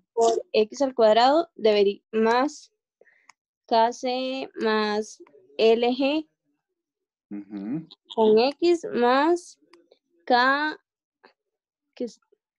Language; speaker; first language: Spanish; native; Spanish